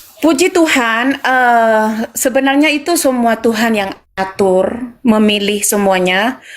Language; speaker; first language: Indonesian; non-native, local second language; Madurese